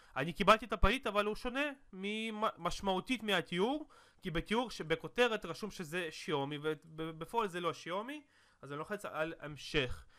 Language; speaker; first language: Hebrew; native; Hebrew